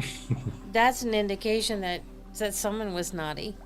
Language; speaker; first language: English; native; English